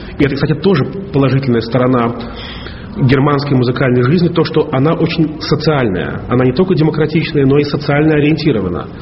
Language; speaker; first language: Russian; native; Russian